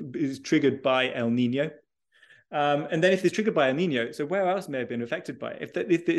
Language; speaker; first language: English; native; English